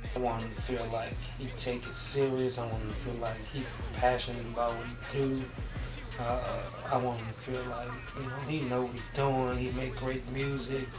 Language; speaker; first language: English; native; English